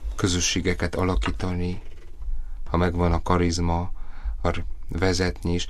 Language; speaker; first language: Hungarian; non-native, fluent; Polish